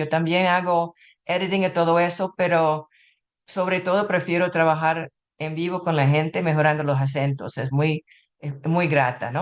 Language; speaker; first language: Spanish; non-native, fluent; English